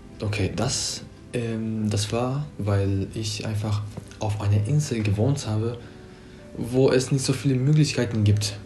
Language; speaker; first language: German; non-native, fluent; Spanish